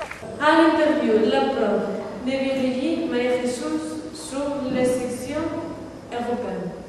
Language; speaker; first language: French; non-native, learner; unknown